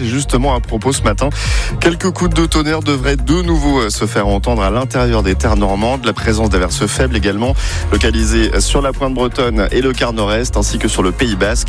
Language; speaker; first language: French; native; French